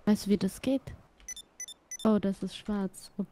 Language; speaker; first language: German; native; German